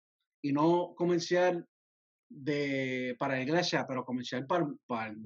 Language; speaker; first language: Spanish; early bilingual, heritage; Spanish